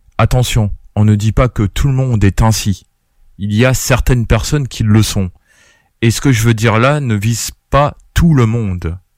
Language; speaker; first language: French; native; French